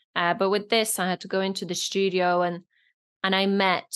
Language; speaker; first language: English; non-native, fluent; Norwegian